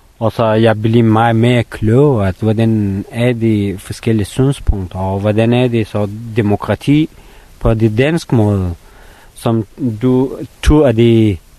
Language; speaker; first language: Danish; non-native, fluent; Persian